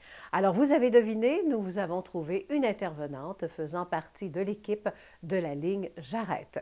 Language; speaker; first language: French; native; French